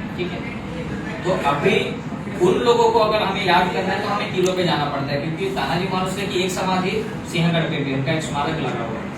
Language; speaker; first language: Hindi; non-native, local second language; Marathi